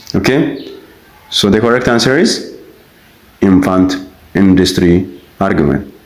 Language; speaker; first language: English; non-native, local second language; Amharic